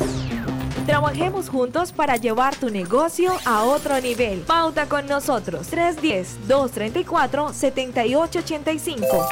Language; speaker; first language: Spanish; native; Spanish